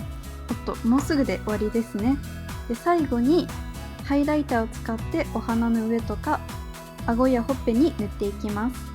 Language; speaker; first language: Japanese; native; Japanese